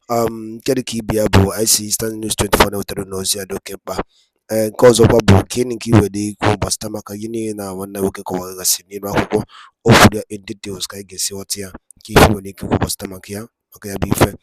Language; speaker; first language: Igbo; native; Igbo